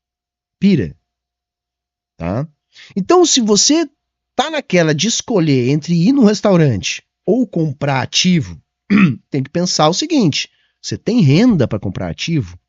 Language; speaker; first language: Portuguese; native; Portuguese